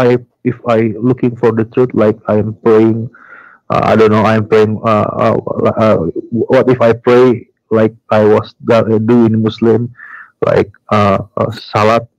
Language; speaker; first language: English; non-native, learner; Indonesian